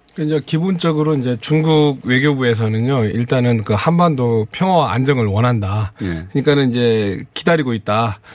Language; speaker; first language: Korean; native; Korean